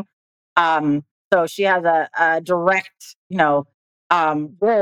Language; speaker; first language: English; native; English